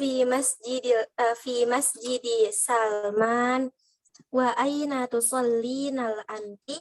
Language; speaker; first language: Arabic; non-native, learner; Indonesian